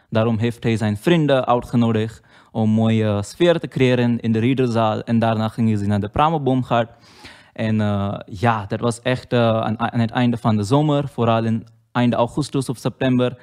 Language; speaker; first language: Dutch; non-native, learner; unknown